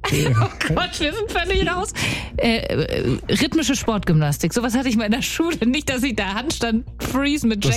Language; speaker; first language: German; native; German